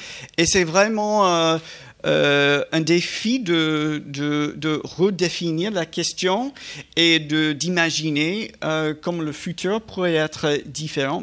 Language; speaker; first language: French; non-native, fluent; English